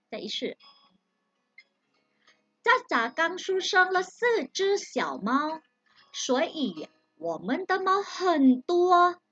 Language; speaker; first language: Chinese; non-native, fluent; Thai